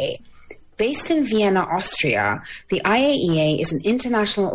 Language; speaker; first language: English; native; English